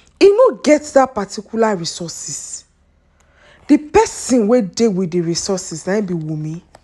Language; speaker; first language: Nigerian Pidgin; non-native, local second language; Yoruba